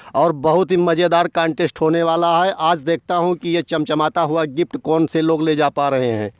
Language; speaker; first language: Hindi; native; Hindi